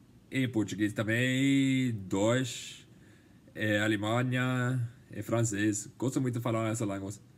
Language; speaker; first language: Portuguese; non-native, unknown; English